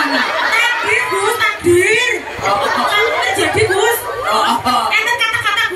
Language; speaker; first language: Indonesian; non-native, local second language; Javanese